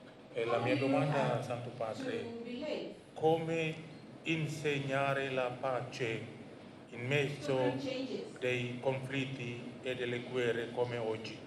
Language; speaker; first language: Italian; non-native, fluent; Indonesian